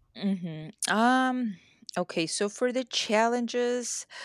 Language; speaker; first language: English; non-native, fluent; Spanish